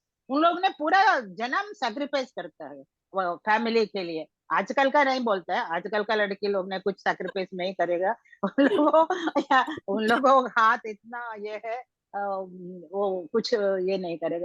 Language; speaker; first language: Hindi; non-native, local second language; Tamil